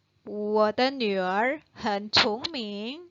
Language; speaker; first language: Chinese; non-native, fluent; Indonesian